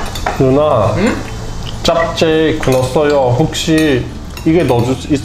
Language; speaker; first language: Korean; non-native, learner; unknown